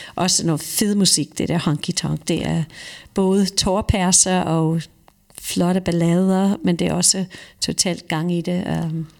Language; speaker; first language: Danish; non-native, fluent; English